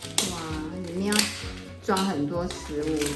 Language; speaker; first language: Chinese; native; Chinese